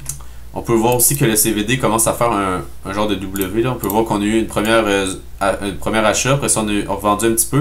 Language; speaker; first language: French; native; French